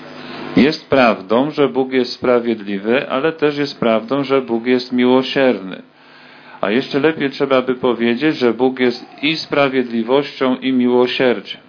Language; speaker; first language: Polish; native; Polish